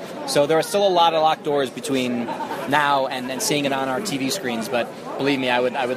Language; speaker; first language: English; native; English